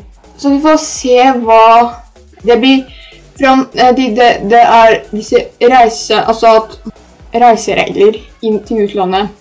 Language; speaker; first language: Norwegian; early bilingual, other home language; Polish